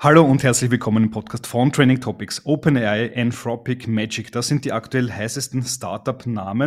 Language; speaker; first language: German; native; German